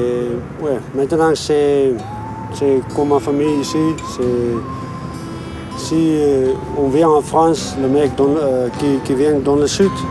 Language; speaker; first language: French; non-native, learner; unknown